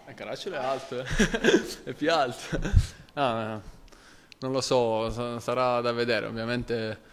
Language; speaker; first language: Italian; native; Italian